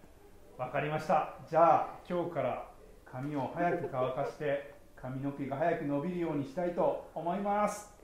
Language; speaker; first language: Japanese; native; Japanese